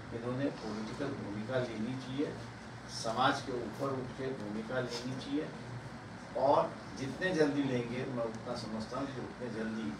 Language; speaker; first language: Hindi; non-native, local second language; Marathi